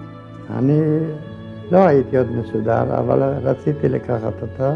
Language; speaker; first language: Hebrew; non-native, fluent; Polish